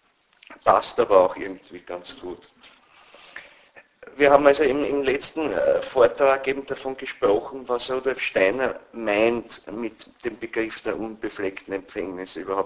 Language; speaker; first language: German; native; German